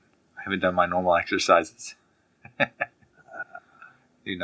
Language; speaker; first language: English; native; English